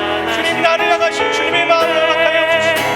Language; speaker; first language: Korean; native; Korean